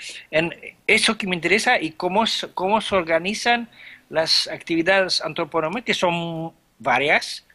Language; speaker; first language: Spanish; non-native, fluent; French